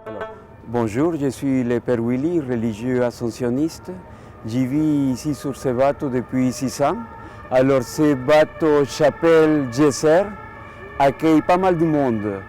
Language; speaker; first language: French; non-native, local second language; Spanish